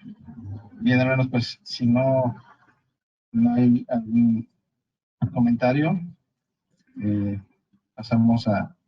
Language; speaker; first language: Spanish; native; Spanish